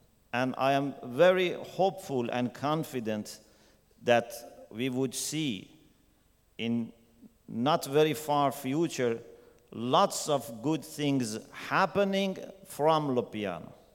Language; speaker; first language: English; non-native, fluent; Persian